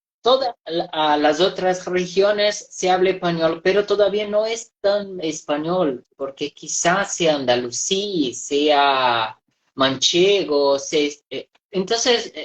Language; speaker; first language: Spanish; non-native, fluent; Portuguese